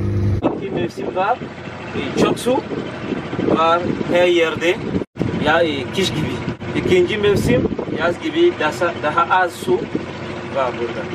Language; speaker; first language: Turkish; non-native, learner; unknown